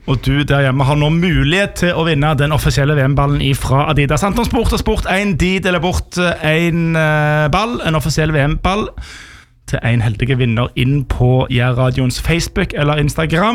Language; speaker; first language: Norwegian; native; Norwegian